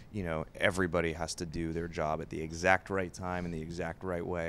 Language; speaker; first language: English; native; English